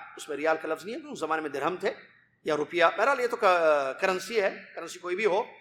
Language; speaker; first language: Urdu; native; Urdu